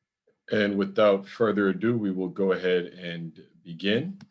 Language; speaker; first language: English; native; English